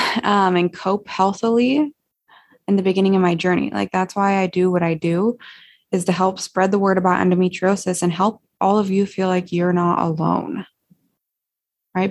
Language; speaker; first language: English; native; English